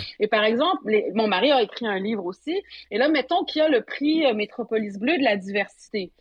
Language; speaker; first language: French; native; French